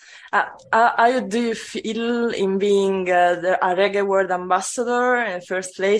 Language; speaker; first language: English; non-native, fluent; Italian